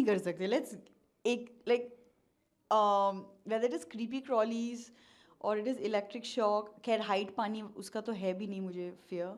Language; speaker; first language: Hindi; native; Hindi